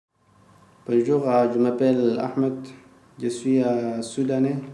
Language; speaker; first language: French; non-native, learner; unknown